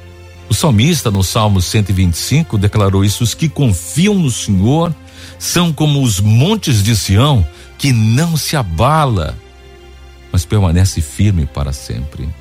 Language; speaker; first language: Portuguese; native; Portuguese